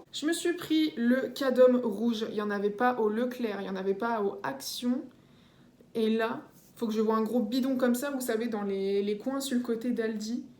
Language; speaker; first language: French; native; French